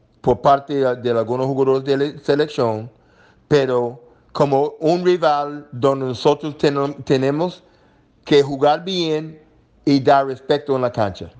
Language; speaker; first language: Spanish; non-native, learner; English